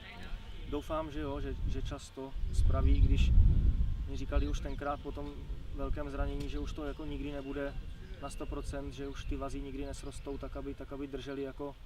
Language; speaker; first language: Czech; native; Czech